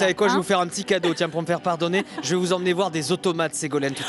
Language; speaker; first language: French; native; French